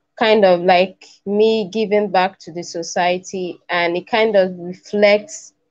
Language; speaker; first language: English; non-native, local second language; Igbo